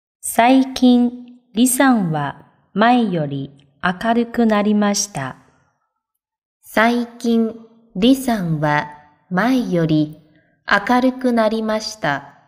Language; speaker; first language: Japanese; non-native, fluent; Chinese